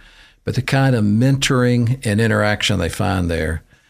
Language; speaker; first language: English; native; English